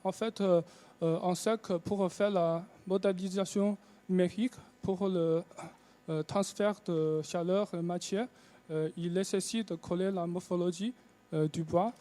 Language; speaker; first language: French; non-native, learner; Chinese